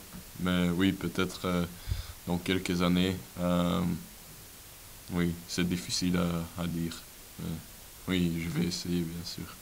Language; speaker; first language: French; non-native, local second language; Dutch